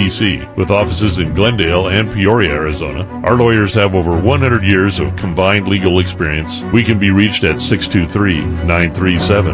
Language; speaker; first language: English; native; English